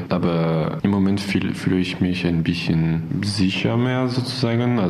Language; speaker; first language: German; non-native, learner; French